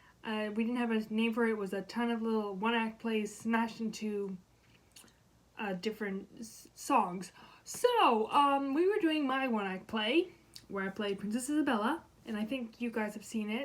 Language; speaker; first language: English; native; English